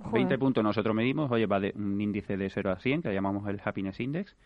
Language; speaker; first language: Spanish; native; Spanish